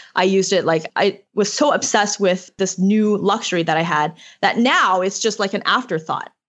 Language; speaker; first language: English; early bilingual, other home language; Chinese